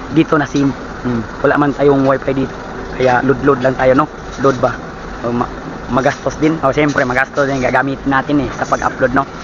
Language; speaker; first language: Filipino; non-native, local second language; Cebuano